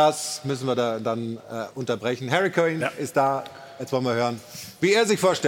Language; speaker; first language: German; native; German